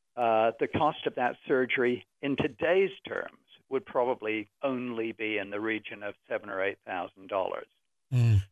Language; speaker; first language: English; native; English